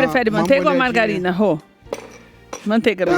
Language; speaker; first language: Portuguese; native; Portuguese